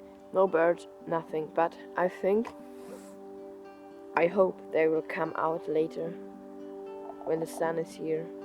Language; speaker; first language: English; non-native, learner; German